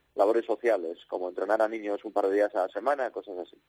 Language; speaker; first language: Spanish; native; Spanish